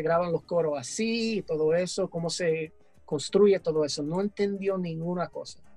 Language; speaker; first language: Spanish; early bilingual, heritage; English